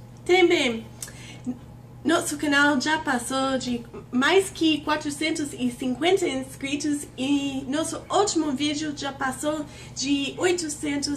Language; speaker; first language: Portuguese; non-native, fluent; English